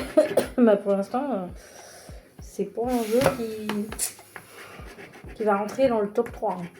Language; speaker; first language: French; native; French